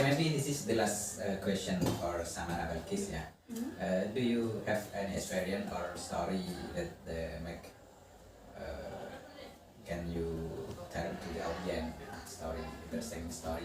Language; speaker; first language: English; non-native, learner; Indonesian